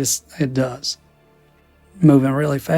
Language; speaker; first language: English; native; English